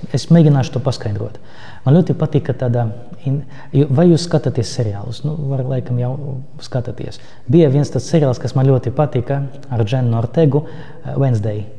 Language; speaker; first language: Latvian; non-native, local second language; Russian